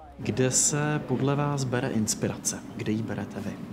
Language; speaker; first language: Czech; native; Czech